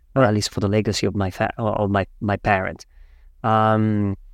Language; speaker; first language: English; non-native, fluent; Italian